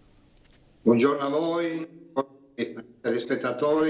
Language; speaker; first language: Italian; native; Italian